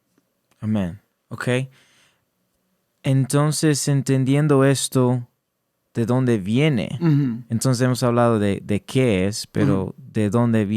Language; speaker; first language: Spanish; early bilingual, heritage; English